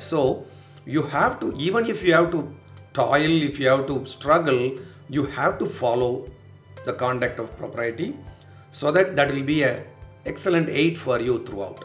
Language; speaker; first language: English; non-native, local second language; Tamil